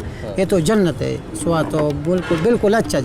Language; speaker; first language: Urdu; non-native, local second language; Pashto